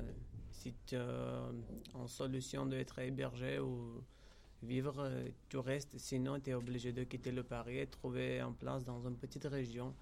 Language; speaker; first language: French; non-native, fluent; Georgian